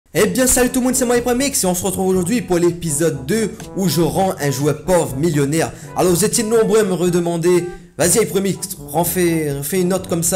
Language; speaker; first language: French; native; French